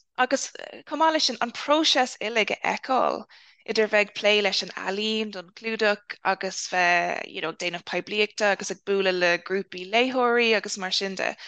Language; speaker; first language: Irish; non-native, local second language; English